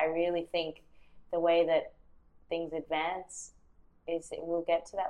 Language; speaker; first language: English; native; English